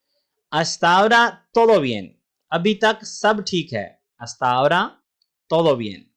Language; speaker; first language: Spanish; non-native, fluent; Urdu